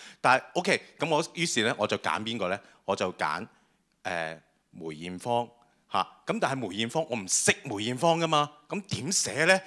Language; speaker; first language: Cantonese; native; Cantonese